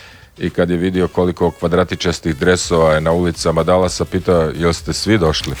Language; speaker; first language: Serbian; native; Serbian